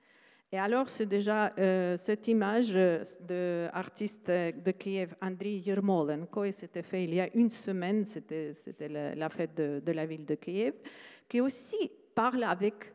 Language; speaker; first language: French; non-native, fluent; Ukrainian